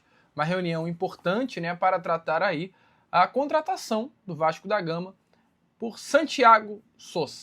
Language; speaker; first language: Portuguese; native; Portuguese